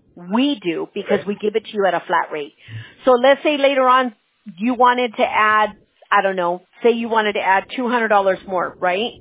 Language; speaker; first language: English; early bilingual, other home language; Spanish